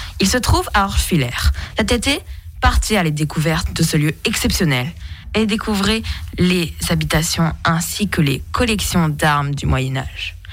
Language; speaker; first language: French; native; French